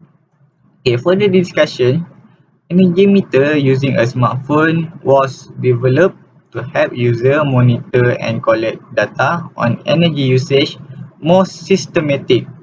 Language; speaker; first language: English; non-native, learner; Malay